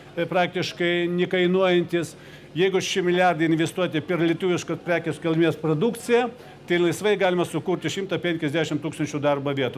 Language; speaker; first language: Lithuanian; non-native, fluent; Ukrainian